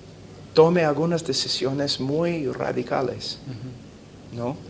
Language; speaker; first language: Spanish; non-native, fluent; English